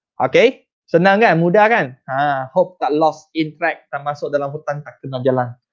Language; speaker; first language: Malay; non-native, local second language; Chinese